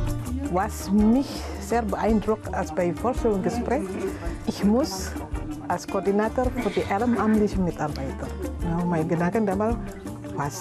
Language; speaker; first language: German; non-native, learner; Indonesian